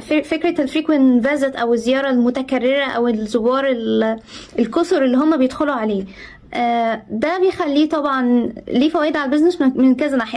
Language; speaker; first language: Arabic; native; Arabic